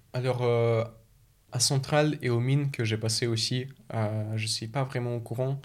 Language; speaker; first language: French; early bilingual, other home language; Russian